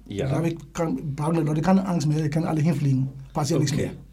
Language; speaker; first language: German; non-native, learner; English